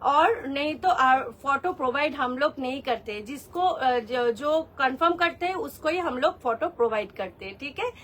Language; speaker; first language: Hindi; non-native, local second language; Bangla